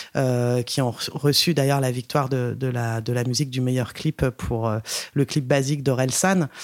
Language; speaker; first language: French; native; French